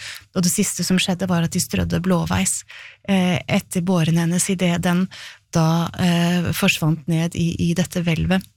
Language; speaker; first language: Norwegian; native; Norwegian